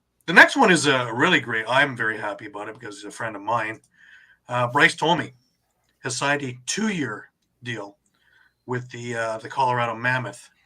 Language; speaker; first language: English; native; English